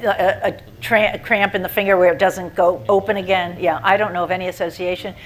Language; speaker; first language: English; native; English